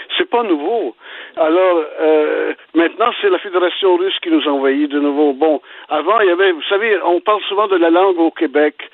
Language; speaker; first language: French; early bilingual, other home language; Ukrainian